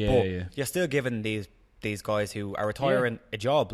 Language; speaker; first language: English; native; English